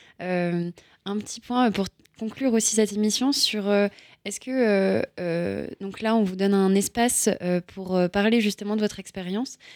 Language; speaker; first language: French; native; French